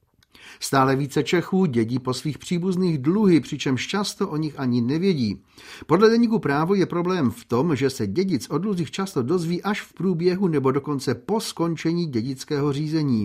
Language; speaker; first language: Czech; native; Czech